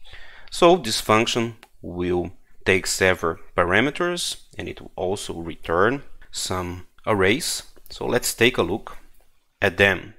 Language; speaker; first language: English; non-native, fluent; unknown